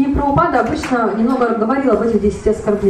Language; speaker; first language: Russian; native; Russian